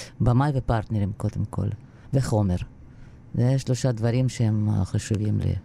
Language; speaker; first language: Hebrew; non-native, fluent; Russian